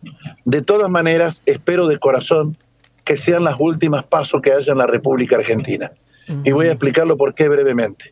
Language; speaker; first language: Spanish; native; Spanish